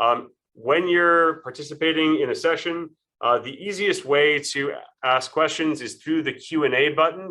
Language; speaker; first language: English; native; English